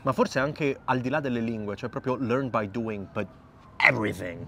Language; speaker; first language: Italian; native; Italian